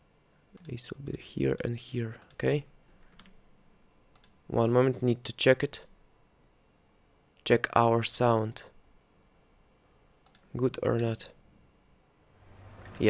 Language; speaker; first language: English; non-native, fluent; Russian